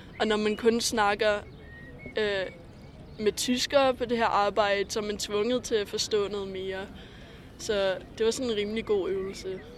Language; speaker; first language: Danish; native; Danish